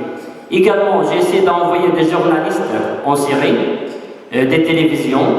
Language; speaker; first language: French; non-native, fluent; Arabic